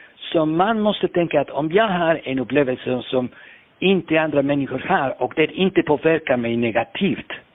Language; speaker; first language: Swedish; non-native, fluent; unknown